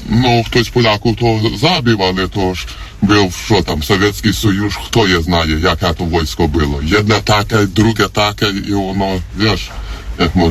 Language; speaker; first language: Polish; non-native, learner; Ukrainian